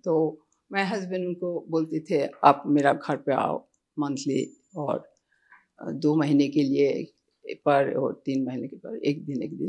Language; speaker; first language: Hindi; non-native, local second language; Bangla